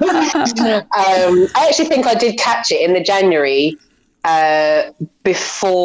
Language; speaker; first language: English; native; English